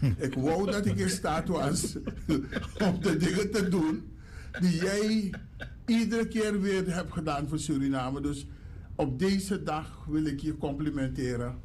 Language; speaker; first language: Dutch; native; Dutch